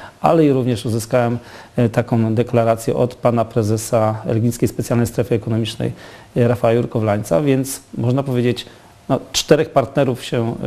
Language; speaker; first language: Polish; native; Polish